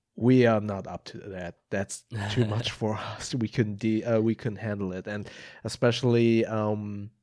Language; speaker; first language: English; non-native, fluent; German